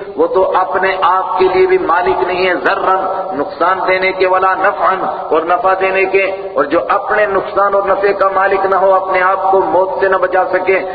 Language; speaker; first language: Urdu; non-native, local second language; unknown